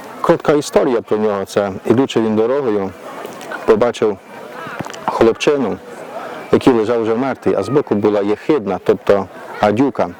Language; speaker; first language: Ukrainian; native; Ukrainian